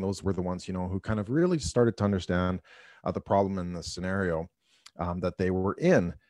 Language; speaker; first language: English; native; English